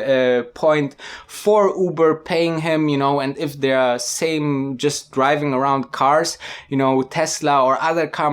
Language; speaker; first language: English; non-native, fluent; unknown